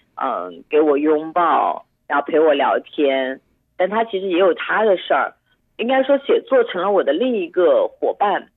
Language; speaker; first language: Chinese; native; Chinese